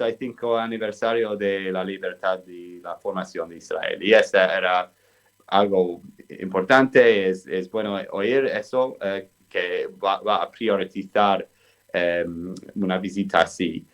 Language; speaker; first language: Spanish; non-native, fluent; English